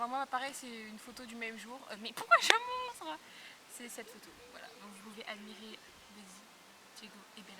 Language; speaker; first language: French; native; French